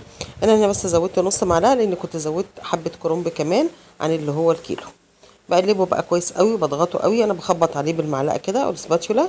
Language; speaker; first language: Arabic; native; Arabic